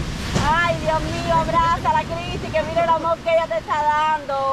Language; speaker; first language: Spanish; native; Spanish